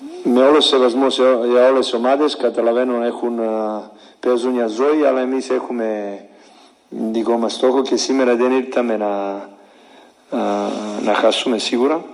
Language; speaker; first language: Greek; non-native, fluent; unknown